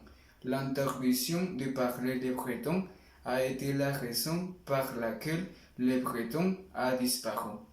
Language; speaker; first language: French; non-native, learner; Spanish